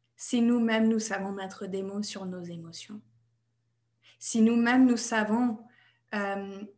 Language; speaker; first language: French; non-native, fluent; English